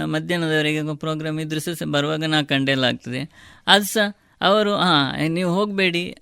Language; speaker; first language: Kannada; non-native, local second language; Tulu